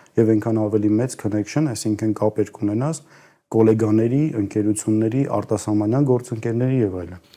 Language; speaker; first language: Armenian; native; Armenian